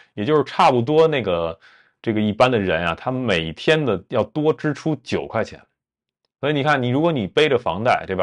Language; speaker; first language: Chinese; native; Chinese